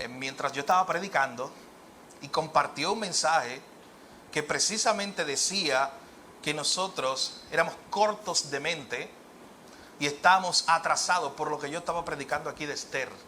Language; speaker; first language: Spanish; native; Spanish